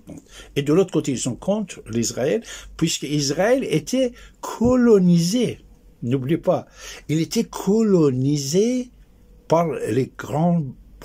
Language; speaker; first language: French; non-native, fluent; Persian